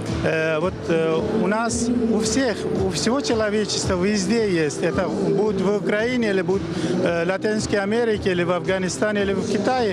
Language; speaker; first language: Russian; non-native, fluent; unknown